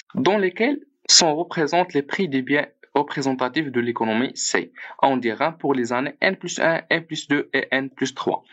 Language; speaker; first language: French; non-native, local second language; Arabic